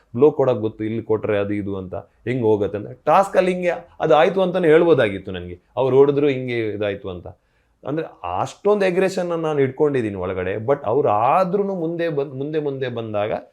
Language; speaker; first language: Kannada; non-native, local second language; Tulu